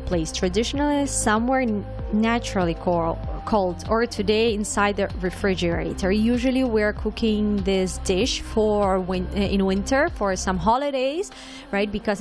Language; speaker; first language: English; non-native, fluent; Ukrainian